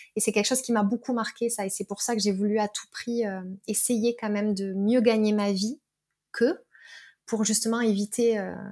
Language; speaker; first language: French; native; French